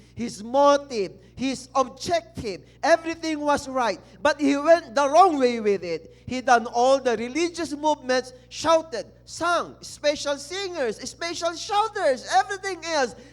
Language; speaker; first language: English; non-native, local second language; Filipino